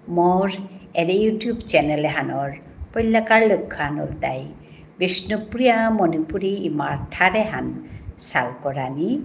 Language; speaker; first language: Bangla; non-native, local second language; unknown